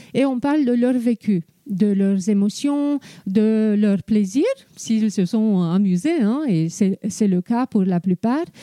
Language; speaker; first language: French; non-native, fluent; Romanian